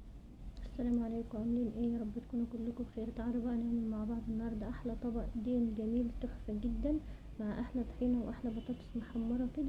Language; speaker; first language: Arabic; native; Arabic